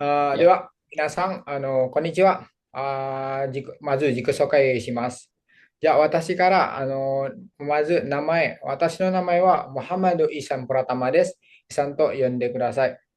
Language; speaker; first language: Japanese; non-native, learner; Indonesian